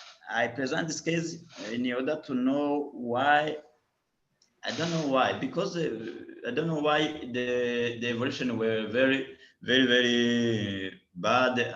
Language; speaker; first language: English; non-native, learner; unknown